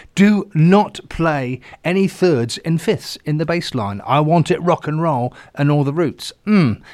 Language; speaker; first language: English; native; English